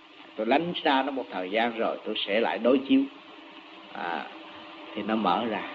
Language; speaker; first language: Vietnamese; native; Vietnamese